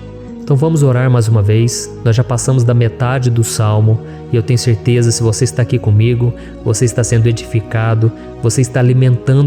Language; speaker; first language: Portuguese; native; Portuguese